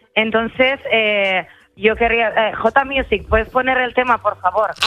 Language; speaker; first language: Spanish; non-native, fluent; German